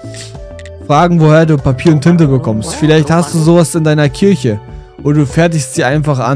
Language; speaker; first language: German; native; German